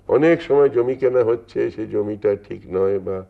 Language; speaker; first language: Bangla; native; Bangla